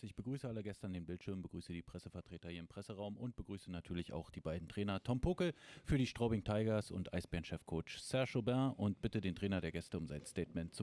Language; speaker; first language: German; native; German